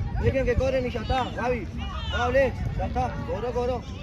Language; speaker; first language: Spanish; native; Spanish